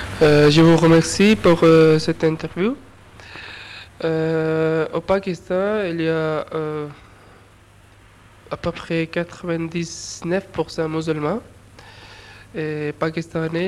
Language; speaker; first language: French; non-native, learner; Urdu